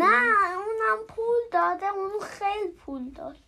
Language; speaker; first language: Persian; early bilingual, heritage; Persian